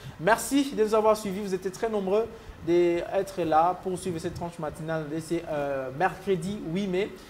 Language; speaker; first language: French; native; French